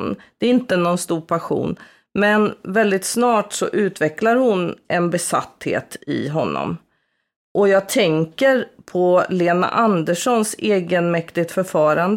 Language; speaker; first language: Swedish; native; Swedish